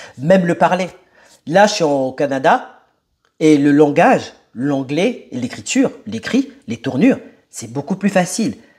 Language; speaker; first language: French; early bilingual, other home language; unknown